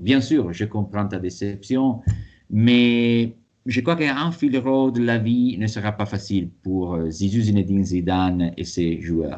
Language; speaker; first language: French; non-native, fluent; Italian